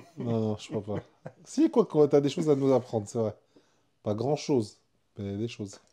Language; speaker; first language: French; early bilingual, other home language; Arabic